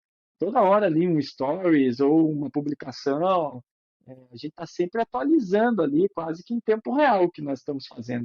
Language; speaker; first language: Portuguese; native; Portuguese